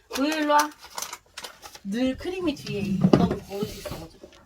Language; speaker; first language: Korean; native; Korean